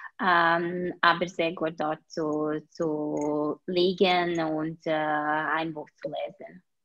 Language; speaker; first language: German; non-native, learner; Serbian